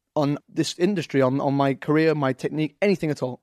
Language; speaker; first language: English; native; English